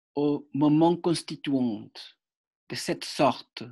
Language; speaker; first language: French; non-native, fluent; Spanish